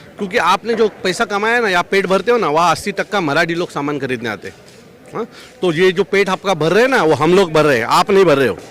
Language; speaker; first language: Hindi; non-native, local second language; Marathi